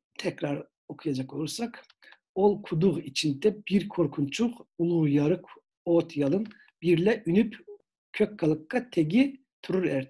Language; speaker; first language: Turkish; native; Turkish